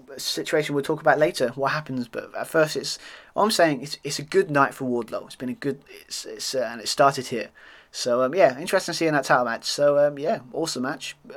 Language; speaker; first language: English; native; English